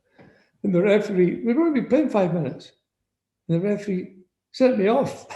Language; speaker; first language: English; native; English